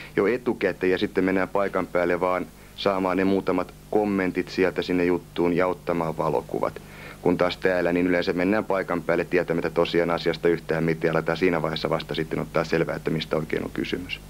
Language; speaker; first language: Finnish; native; Finnish